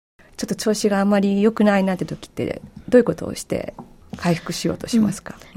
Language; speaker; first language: Japanese; native; Japanese